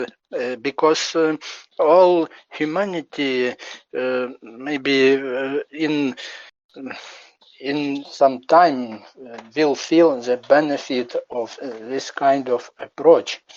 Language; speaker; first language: English; non-native, learner; Ukrainian